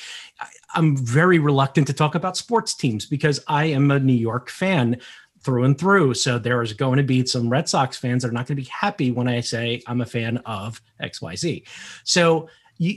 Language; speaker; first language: English; early bilingual, other home language; Portuguese